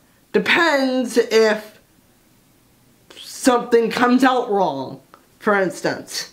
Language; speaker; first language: English; native; English